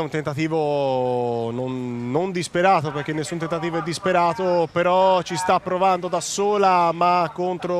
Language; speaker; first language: Italian; native; Italian